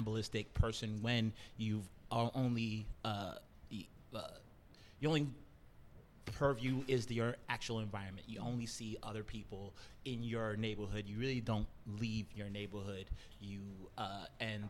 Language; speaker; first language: English; native; English